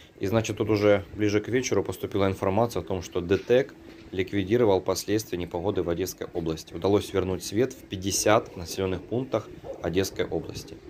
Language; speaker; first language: Russian; native; Russian